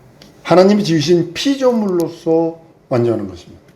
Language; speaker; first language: Korean; native; Korean